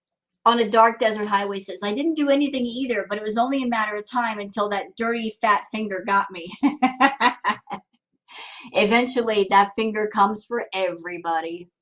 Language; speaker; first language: English; native; English